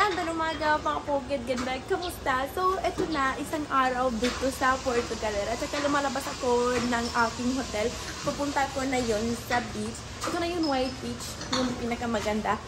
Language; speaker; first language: Filipino; non-native, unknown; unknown